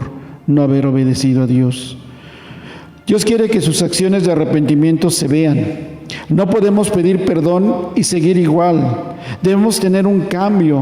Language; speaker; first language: Spanish; native; Spanish